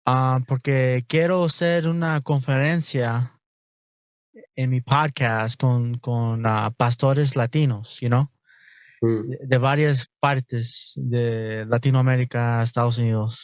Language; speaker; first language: Spanish; non-native, learner; English